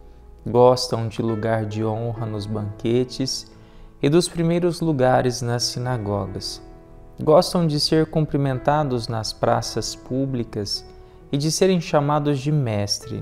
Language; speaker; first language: Portuguese; native; Portuguese